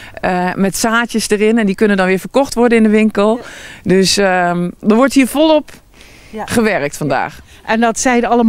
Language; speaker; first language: Dutch; native; Dutch